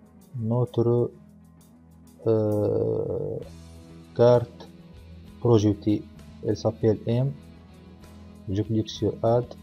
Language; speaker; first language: French; non-native, local second language; Arabic